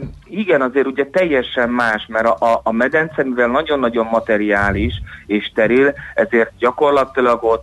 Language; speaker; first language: Hungarian; native; Hungarian